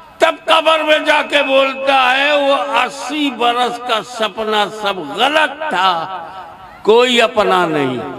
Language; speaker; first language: Hindi; native; Hindi